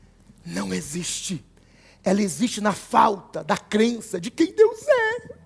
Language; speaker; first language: Portuguese; native; Portuguese